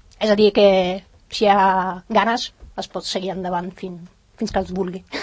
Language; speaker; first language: Catalan; non-native, fluent; Italian